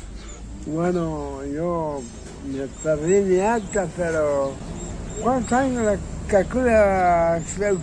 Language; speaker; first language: Spanish; non-native, local second language; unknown